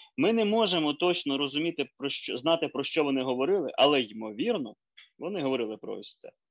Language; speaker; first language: Ukrainian; native; Ukrainian